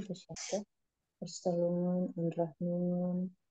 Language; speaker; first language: German; non-native, learner; Indonesian